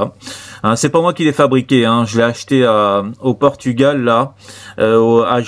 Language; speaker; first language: French; native; French